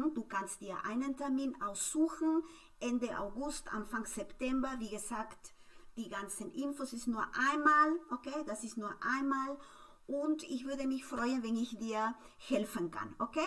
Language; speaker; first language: German; non-native, fluent; Spanish